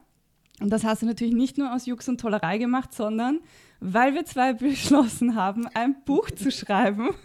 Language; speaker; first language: German; native; German